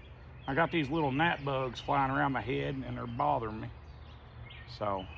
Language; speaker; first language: English; native; English